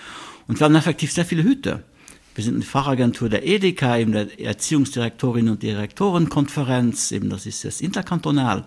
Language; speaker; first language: German; non-native, local second language; Luxembourgish